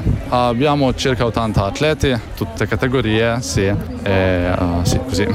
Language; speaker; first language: Italian; non-native, learner; Slovenian